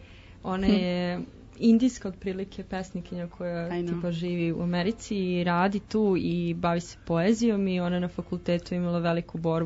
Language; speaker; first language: Serbian; native; Serbian